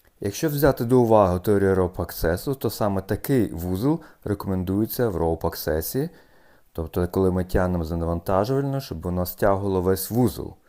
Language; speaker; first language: Ukrainian; native; Ukrainian